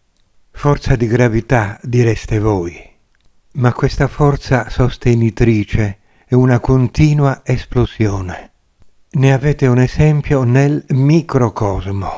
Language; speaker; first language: Italian; native; Italian